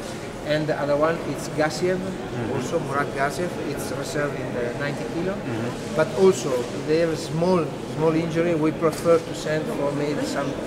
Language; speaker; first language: English; non-native, learner; Italian